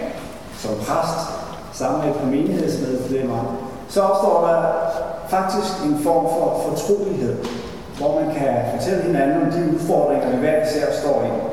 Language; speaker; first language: Danish; native; Danish